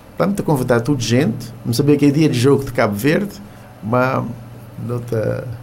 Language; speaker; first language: Portuguese; non-native, local second language; Kabuverdianu